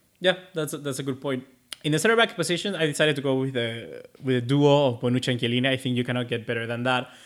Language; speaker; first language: English; non-native, fluent; Spanish